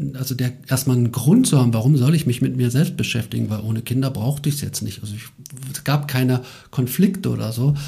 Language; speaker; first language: German; native; German